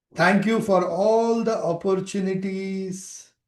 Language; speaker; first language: English; non-native, local second language; Kannada